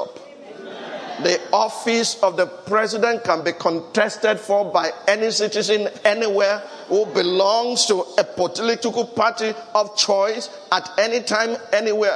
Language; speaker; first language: English; non-native, local second language; Yoruba